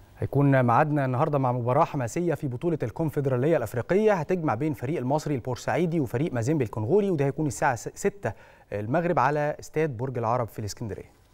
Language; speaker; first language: Egyptian Arabic; native; Egyptian Arabic